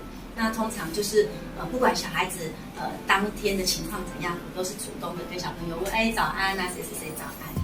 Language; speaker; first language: Chinese; non-native, local second language; Min Nan Chinese